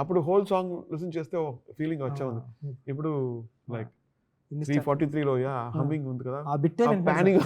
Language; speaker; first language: Telugu; non-native, learner; Tamil